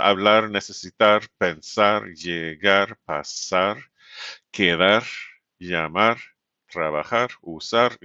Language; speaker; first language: Spanish; non-native, fluent; English